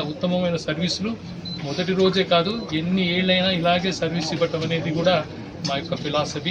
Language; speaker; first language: Telugu; native; Telugu